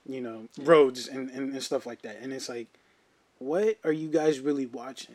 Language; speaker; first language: English; early bilingual, other home language; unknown